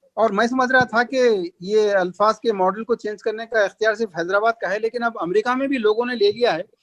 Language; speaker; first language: Urdu; native; Urdu